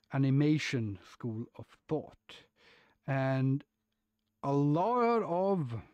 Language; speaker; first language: English; non-native, fluent; Norwegian